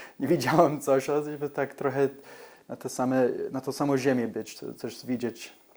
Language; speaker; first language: Polish; early bilingual, heritage; English